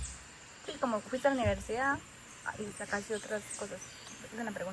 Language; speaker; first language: Spanish; native; Spanish